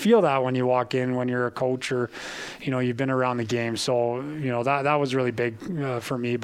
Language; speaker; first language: English; native; English